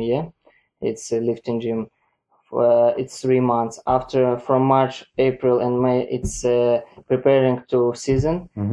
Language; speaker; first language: English; non-native, learner; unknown